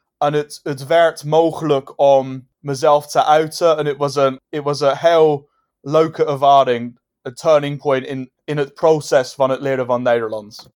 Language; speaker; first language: Dutch; non-native, fluent; English